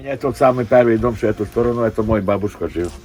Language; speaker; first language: Ukrainian; non-native, local second language; Hungarian